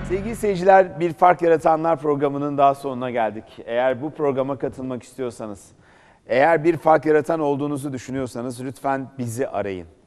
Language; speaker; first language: Turkish; native; Turkish